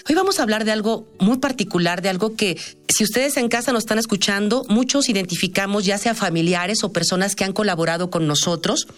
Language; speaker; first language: Spanish; native; Spanish